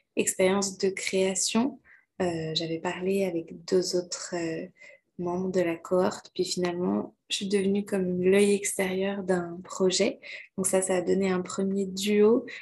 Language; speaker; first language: French; native; French